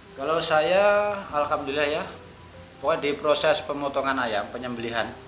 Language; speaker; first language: Indonesian; native; Indonesian